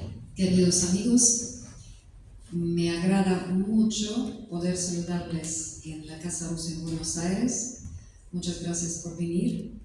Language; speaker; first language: Spanish; non-native, fluent; Russian